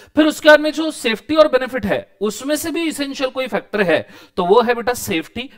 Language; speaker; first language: Hindi; non-native, local second language; Marathi